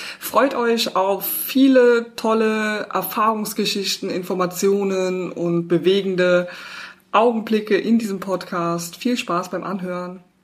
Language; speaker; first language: German; native; German